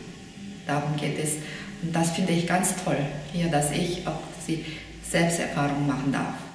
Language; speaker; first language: German; non-native, fluent; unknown